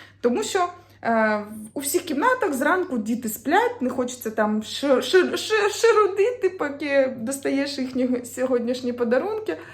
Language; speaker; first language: Ukrainian; native; Ukrainian